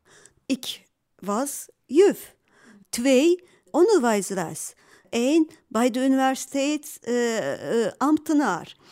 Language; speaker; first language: Dutch; non-native, learner; Turkish